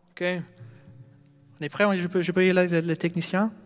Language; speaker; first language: French; non-native, fluent; English